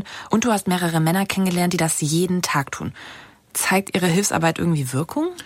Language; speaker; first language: German; native; German